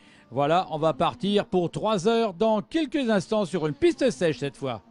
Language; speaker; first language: French; native; French